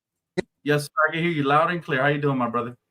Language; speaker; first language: English; native; English